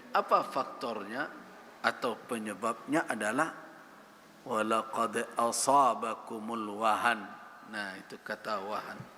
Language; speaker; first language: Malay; non-native, local second language; Minangkabau